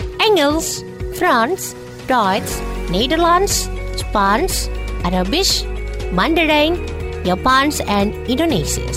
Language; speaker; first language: Dutch; non-native, fluent; Indonesian